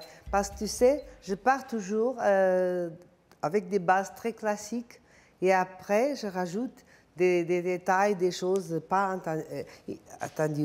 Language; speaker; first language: French; non-native, fluent; Portuguese